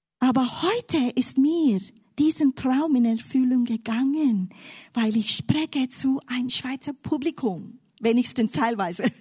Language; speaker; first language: German; non-native, fluent; English